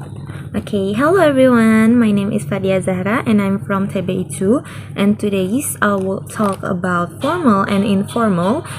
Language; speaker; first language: English; non-native, learner; Indonesian